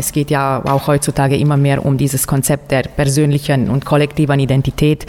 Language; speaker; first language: German; non-native, local second language; Romanian